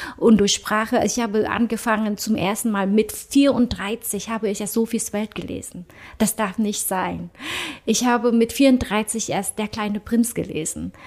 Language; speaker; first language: German; early bilingual, other home language; Vietnamese